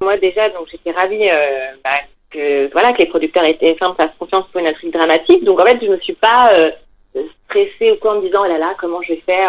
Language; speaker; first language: French; native; French